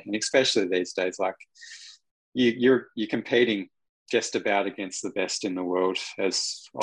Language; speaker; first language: English; native; English